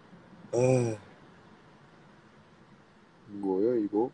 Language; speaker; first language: Korean; non-native, fluent; Chinese